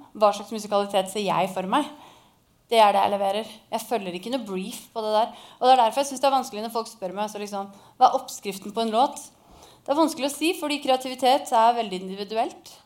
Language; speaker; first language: Norwegian; native; Norwegian